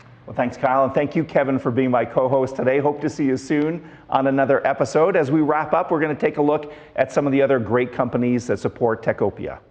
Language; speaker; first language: English; native; English